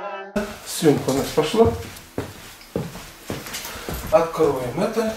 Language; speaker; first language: Russian; native; Russian